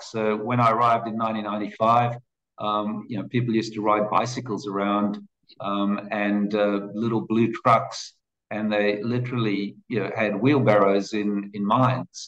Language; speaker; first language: English; native; English